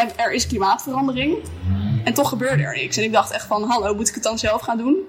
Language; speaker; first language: Dutch; native; Dutch